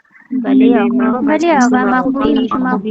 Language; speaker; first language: Persian; non-native, learner; Urdu